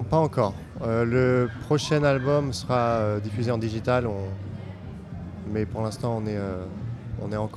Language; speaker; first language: French; native; French